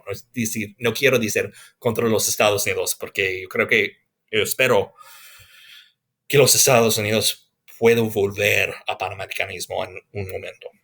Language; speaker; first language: Spanish; non-native, fluent; English